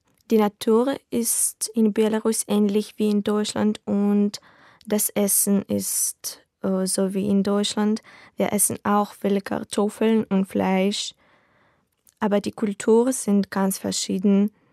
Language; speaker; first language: German; non-native, learner; Russian